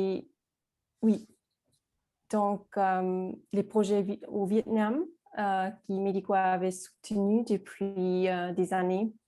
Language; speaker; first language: French; non-native, fluent; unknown